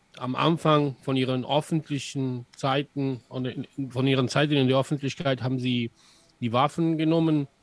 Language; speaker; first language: German; non-native, fluent; Spanish